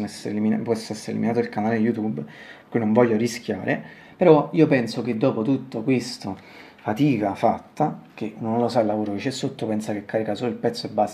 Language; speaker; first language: Italian; native; Italian